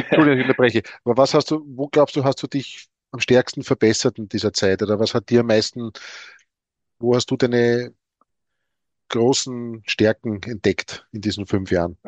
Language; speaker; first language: German; native; German